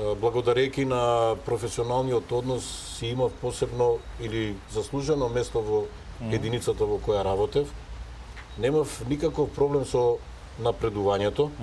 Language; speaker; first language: Macedonian; native; Macedonian